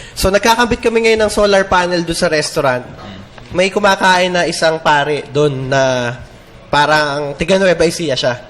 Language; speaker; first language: Filipino; native; Filipino